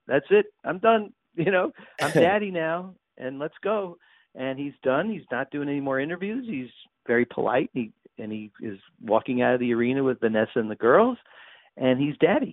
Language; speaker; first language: English; native; English